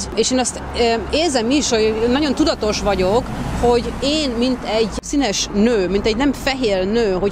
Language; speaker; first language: Hungarian; early bilingual, heritage; Hungarian